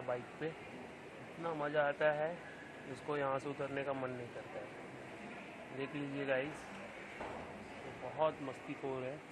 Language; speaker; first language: Hindi; native; Hindi